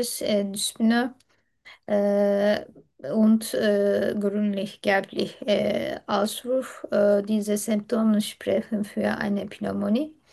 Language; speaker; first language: German; non-native, learner; Turkish